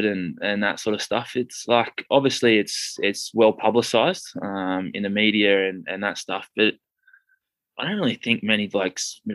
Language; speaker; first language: English; native; English